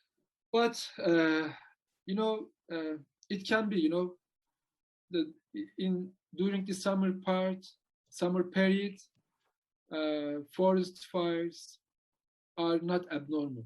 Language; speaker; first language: English; non-native, learner; Turkish